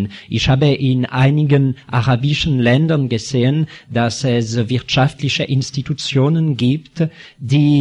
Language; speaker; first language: German; non-native, fluent; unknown